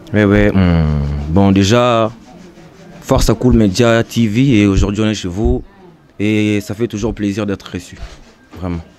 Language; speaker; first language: French; non-native, local second language; Lingala